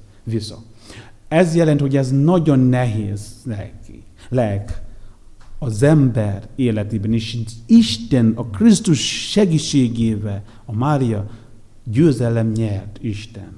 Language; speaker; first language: Hungarian; non-native, fluent; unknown